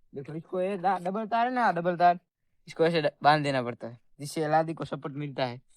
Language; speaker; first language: Hindi; non-native, local second language; Gujarati